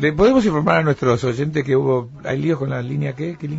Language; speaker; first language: Spanish; native; Spanish